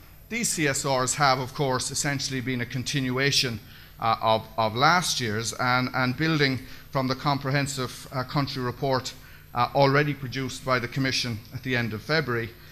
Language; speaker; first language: English; native; English